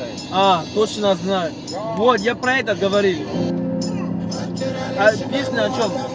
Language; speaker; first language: Russian; non-native, fluent; French